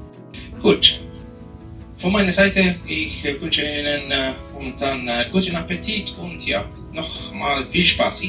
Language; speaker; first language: German; non-native, fluent; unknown